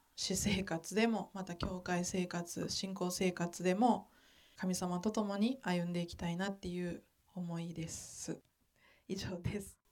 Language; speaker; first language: Japanese; native; Japanese